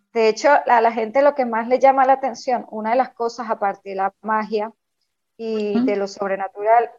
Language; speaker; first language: Spanish; native; Spanish